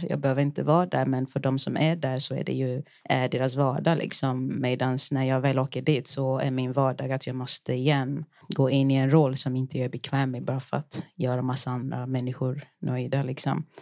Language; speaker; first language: Swedish; early bilingual, other home language; Yoruba